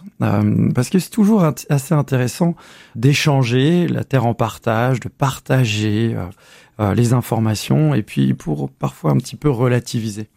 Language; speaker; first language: French; native; French